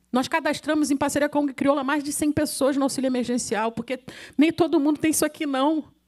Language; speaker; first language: Portuguese; native; Portuguese